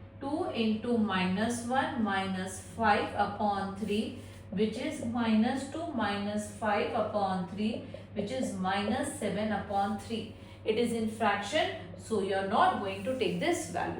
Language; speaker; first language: English; non-native, local second language; Hindi